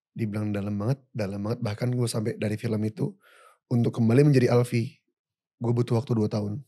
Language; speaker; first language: Indonesian; native; Indonesian